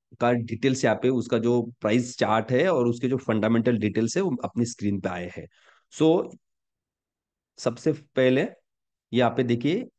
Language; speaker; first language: Hindi; non-native, local second language; Marathi